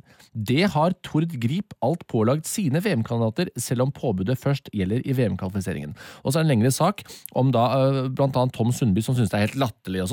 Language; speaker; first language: Norwegian; native; Norwegian